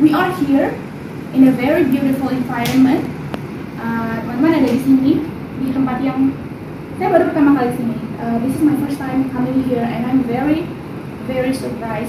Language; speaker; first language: English; non-native, fluent; Indonesian